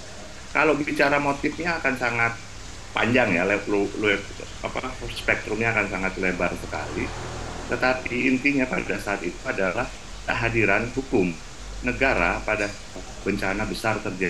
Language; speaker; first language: Indonesian; native; Indonesian